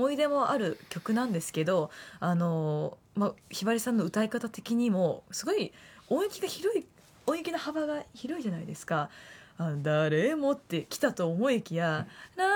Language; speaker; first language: Japanese; native; Japanese